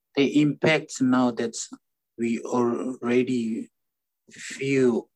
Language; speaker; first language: English; non-native, fluent; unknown